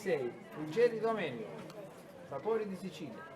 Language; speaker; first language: Italian; native; Italian